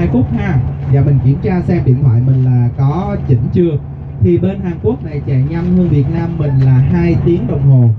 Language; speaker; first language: Vietnamese; native; Vietnamese